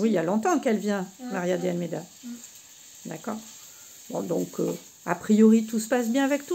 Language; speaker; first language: French; native; French